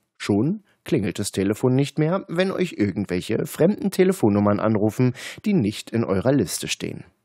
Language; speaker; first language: German; native; German